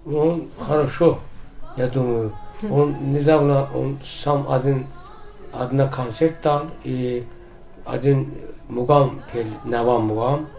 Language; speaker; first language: Russian; non-native, learner; Azerbaijani